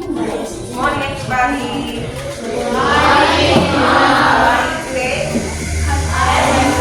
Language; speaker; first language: English; non-native, learner; Indonesian